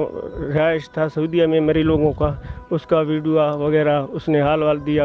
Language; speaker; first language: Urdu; non-native, local second language; Baluchi